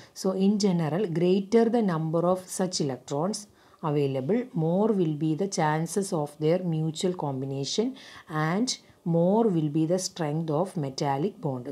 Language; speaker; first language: English; non-native, local second language; Malayalam